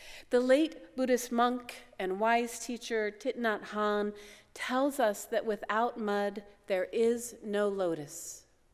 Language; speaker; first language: English; native; English